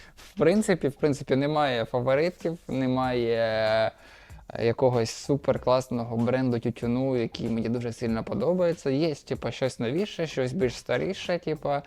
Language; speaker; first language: Ukrainian; non-native, local second language; Russian